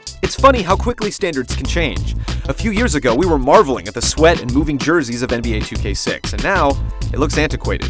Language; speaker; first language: English; native; English